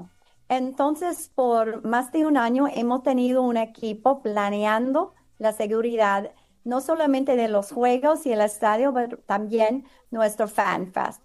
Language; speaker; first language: Spanish; non-native, fluent; English